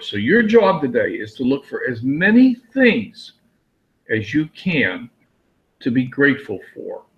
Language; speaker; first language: English; native; English